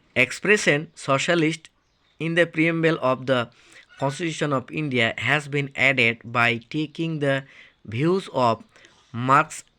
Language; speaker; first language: English; non-native, local second language; Bangla